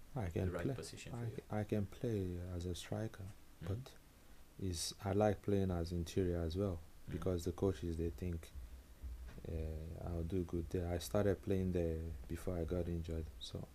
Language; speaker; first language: English; non-native, local second language; Igbo